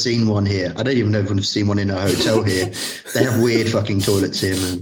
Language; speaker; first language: English; native; English